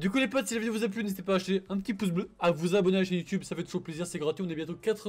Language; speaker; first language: French; native; French